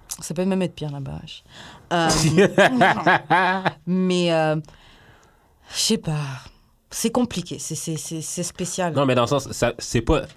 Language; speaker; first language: French; native; French